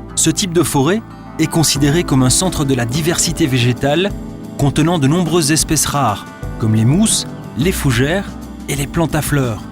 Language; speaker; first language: French; native; French